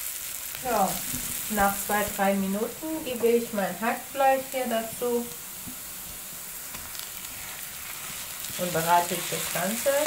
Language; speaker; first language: German; non-native, fluent; Persian